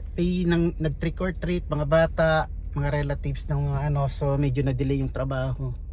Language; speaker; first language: Filipino; native; Filipino